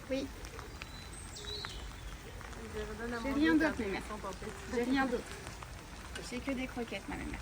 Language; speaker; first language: French; native; French